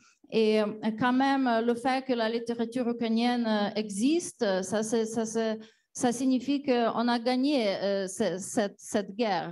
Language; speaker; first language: French; non-native, fluent; Ukrainian